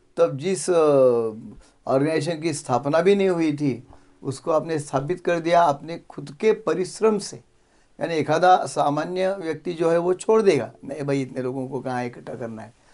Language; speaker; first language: Hindi; non-native, local second language; Marathi